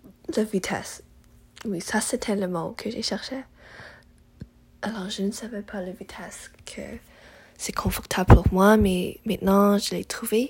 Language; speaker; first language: French; non-native, learner; English